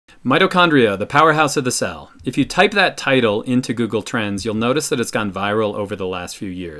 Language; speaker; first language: English; native; English